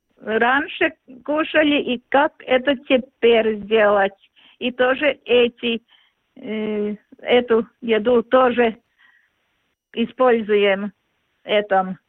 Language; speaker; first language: Russian; non-native, local second language; Latvian